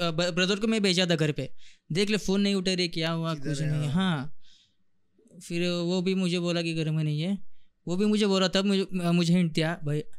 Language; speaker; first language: Hindi; non-native, local second language; Telugu